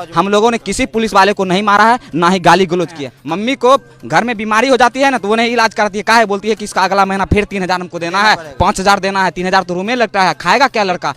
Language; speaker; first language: Hindi; native; Hindi